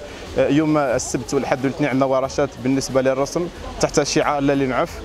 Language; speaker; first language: Arabic; native; Arabic